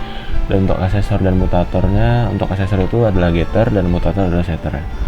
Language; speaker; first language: Indonesian; native; Indonesian